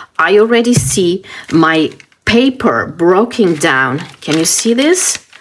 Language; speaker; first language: English; non-native, fluent; Portuguese